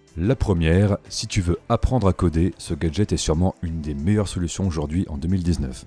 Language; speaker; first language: French; native; French